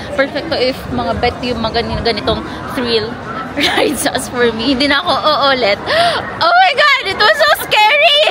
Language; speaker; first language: Filipino; native; Filipino